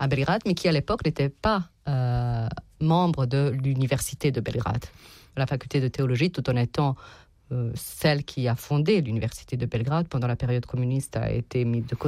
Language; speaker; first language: French; non-native, fluent; Serbian